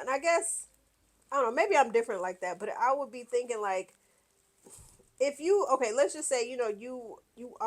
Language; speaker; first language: English; native; English